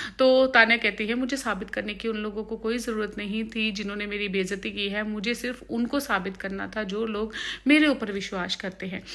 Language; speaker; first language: Hindi; non-native, local second language; Punjabi